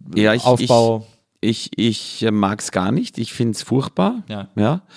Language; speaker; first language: German; native; German